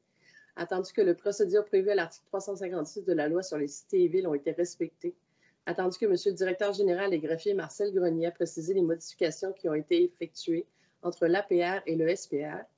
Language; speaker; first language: French; native; French